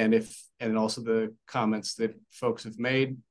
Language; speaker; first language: English; native; English